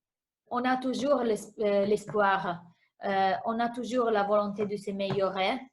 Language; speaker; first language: French; non-native, fluent; Italian